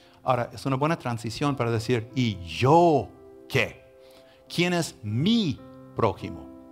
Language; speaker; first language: Spanish; non-native, fluent; English